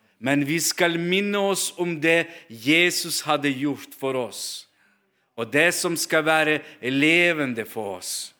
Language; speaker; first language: Norwegian; non-native, fluent; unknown